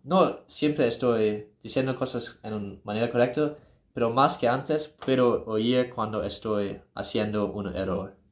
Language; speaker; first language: Spanish; non-native, learner; English